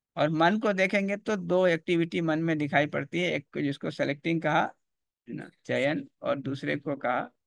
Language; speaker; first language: Hindi; native; Hindi